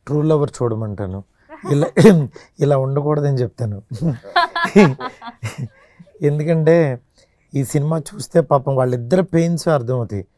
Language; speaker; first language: Telugu; native; Telugu